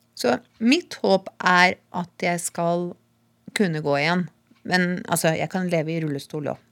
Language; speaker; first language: Norwegian; native; Norwegian